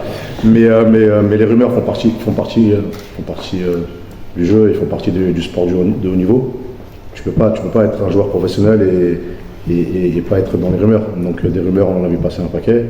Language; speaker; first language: French; native; French